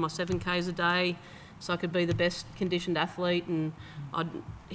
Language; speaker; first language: English; native; English